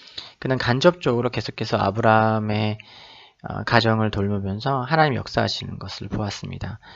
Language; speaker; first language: Korean; native; Korean